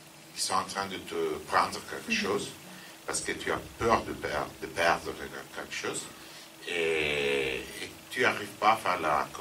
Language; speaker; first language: French; non-native, fluent; Italian